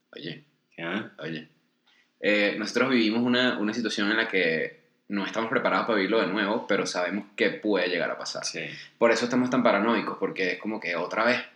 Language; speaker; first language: Spanish; native; Spanish